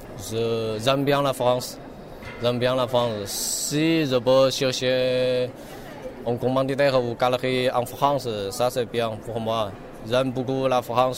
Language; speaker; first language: French; non-native, learner; Chinese